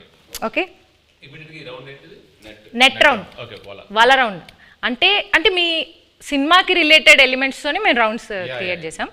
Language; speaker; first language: Telugu; native; Telugu